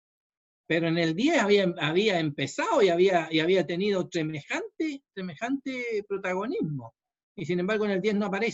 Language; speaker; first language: Spanish; native; Spanish